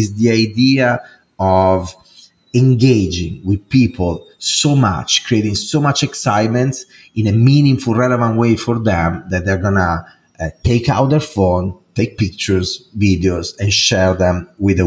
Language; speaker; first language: English; non-native, fluent; Italian